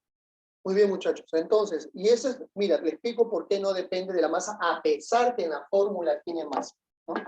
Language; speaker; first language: Spanish; native; Spanish